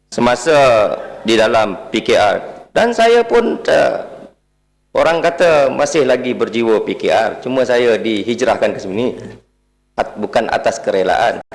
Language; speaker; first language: Malay; native; Malay